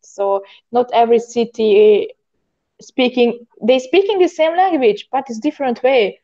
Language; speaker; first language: English; non-native, learner; Hungarian